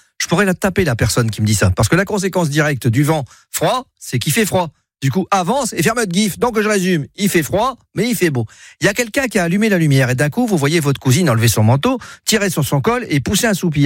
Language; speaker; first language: French; native; French